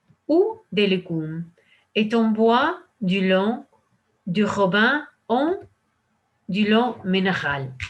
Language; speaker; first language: French; non-native, fluent; English